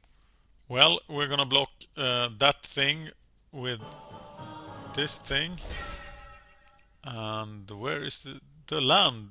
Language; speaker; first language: English; non-native, fluent; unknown